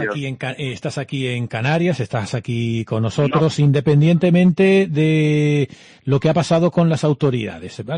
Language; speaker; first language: Spanish; native; Spanish